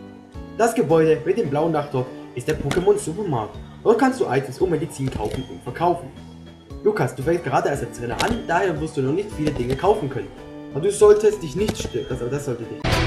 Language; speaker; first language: German; native; German